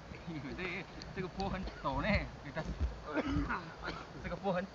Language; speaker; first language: Chinese; native; Chinese